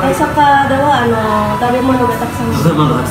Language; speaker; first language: Japanese; non-native, learner; Indonesian